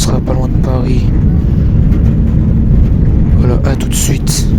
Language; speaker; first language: French; native; French